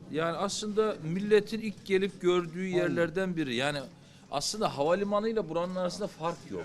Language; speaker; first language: Turkish; native; Turkish